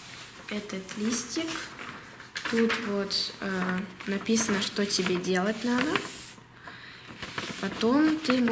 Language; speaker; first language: Russian; early bilingual, heritage; Russian